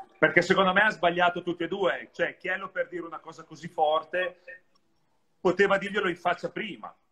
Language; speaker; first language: Italian; native; Italian